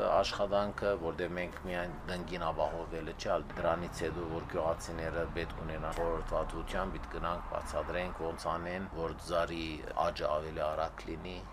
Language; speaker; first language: Armenian; early bilingual, heritage; Armenian